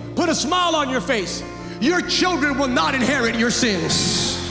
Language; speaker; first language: English; early bilingual, other home language; Spanish